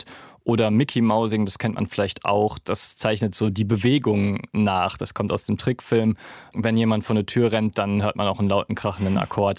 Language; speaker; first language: German; native; German